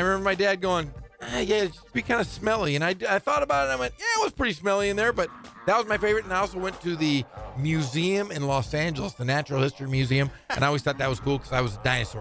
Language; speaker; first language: English; native; English